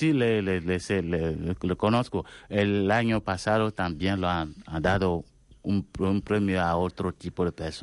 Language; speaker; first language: Spanish; non-native, fluent; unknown